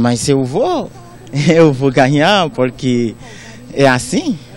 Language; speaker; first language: Portuguese; non-native, learner; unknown